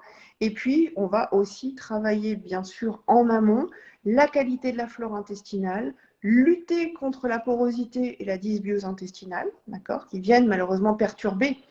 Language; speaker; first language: French; native; French